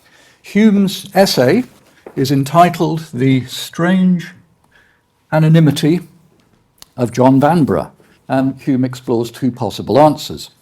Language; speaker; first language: English; native; English